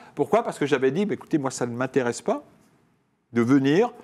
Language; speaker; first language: French; native; French